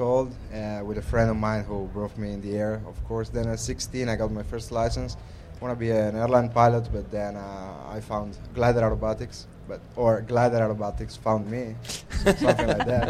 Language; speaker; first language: English; non-native, fluent; Italian